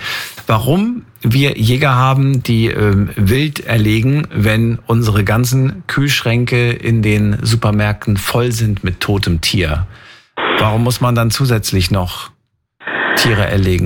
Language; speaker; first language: German; native; German